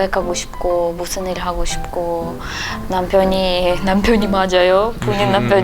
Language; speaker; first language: Korean; non-native, learner; Russian